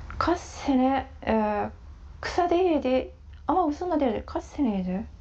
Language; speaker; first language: Turkish; non-native, fluent; Japanese